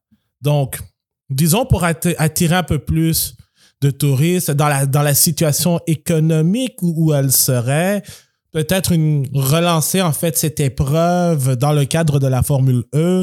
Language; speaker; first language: French; native; French